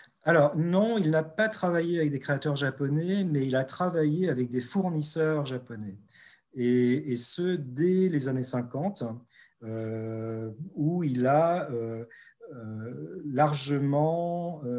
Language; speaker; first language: French; native; French